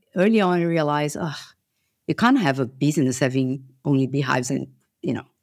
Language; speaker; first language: English; non-native, fluent; Portuguese